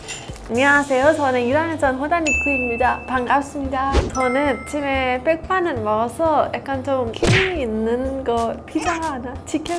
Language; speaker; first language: Korean; non-native, fluent; Persian